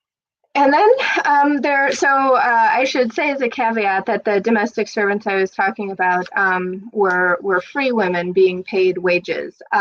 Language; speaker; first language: English; native; English